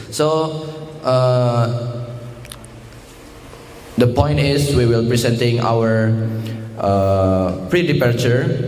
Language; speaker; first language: English; non-native, learner; Indonesian